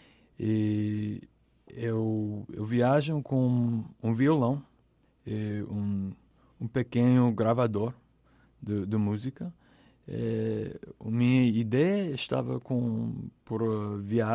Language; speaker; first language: Portuguese; non-native, learner; English